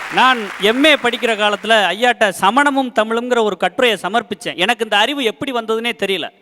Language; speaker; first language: Tamil; native; Tamil